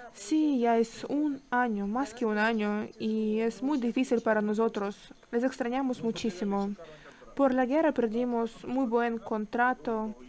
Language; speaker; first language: Spanish; non-native, fluent; Ukrainian